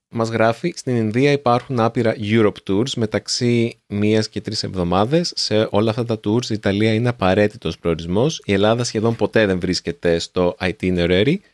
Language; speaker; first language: Greek; native; Greek